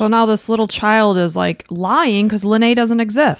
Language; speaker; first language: English; native; English